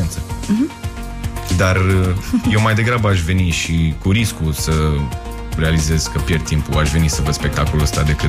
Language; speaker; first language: Romanian; native; Romanian